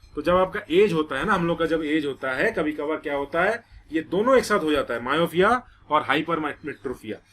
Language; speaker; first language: Hindi; non-native, local second language; Bangla